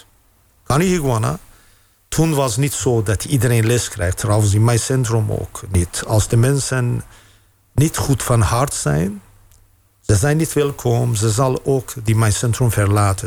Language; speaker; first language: Dutch; non-native, fluent; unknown